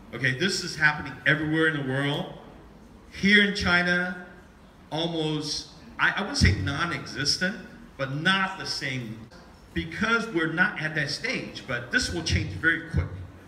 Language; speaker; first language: English; early bilingual, other home language; Chinese